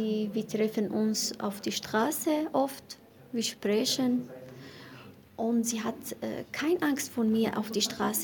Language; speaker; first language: German; non-native, learner; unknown